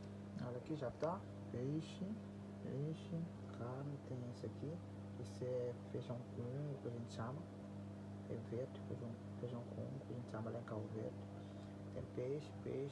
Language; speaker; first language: Portuguese; non-native, local second language; Kabuverdianu